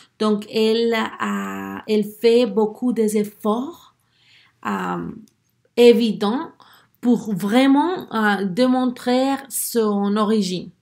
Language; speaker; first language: French; non-native, learner; Spanish